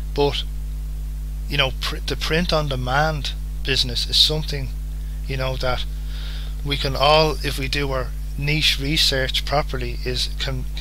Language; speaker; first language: English; native; English